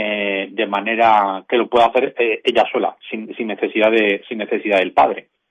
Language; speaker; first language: Spanish; native; Spanish